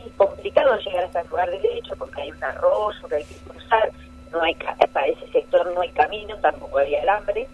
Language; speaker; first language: Spanish; native; Spanish